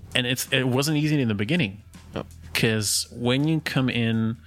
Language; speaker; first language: English; early bilingual, other home language; Russian